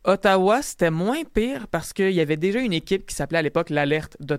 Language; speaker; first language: French; native; French